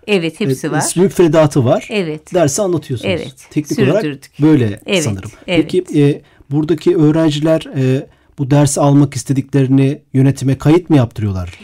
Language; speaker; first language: Turkish; native; Turkish